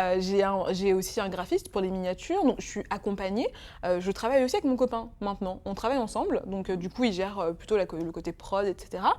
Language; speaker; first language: French; early bilingual, other home language; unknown